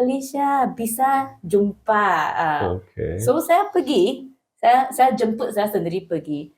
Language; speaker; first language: Indonesian; non-native, learner; Malay